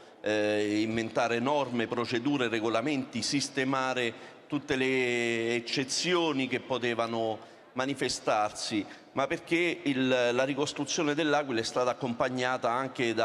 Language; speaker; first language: Italian; native; Italian